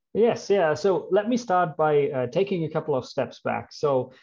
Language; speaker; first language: English; non-native, fluent; German